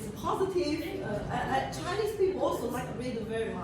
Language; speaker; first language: English; non-native, learner; Chinese